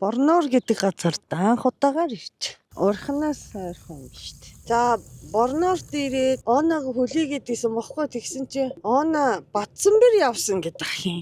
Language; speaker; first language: Mongolian; native; Mongolian